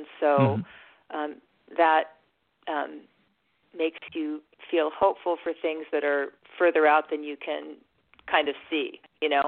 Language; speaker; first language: English; native; English